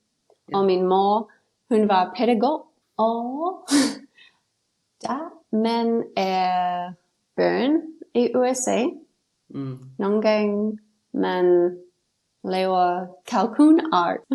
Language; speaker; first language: Danish; non-native, learner; English